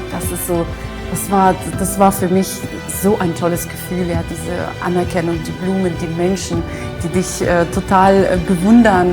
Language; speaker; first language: German; native; German